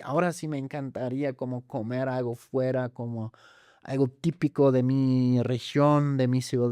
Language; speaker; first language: Spanish; non-native, fluent; German